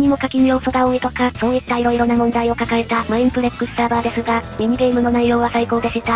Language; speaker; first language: Japanese; native; Japanese